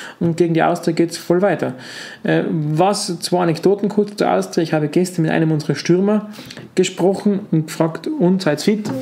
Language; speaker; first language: German; native; German